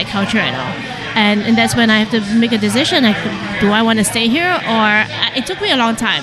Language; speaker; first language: English; non-native, local second language; Cantonese